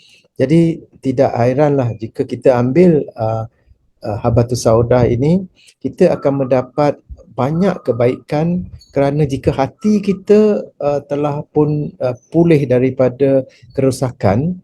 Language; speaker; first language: Malay; native; Malay